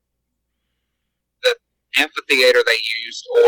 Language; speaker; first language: English; native; English